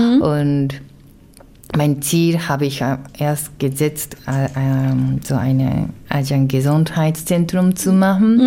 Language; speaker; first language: German; non-native, fluent; Japanese